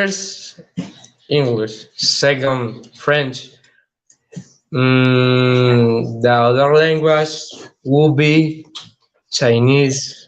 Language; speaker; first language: English; non-native, learner; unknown